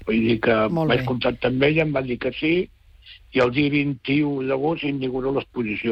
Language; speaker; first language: Catalan; native; Catalan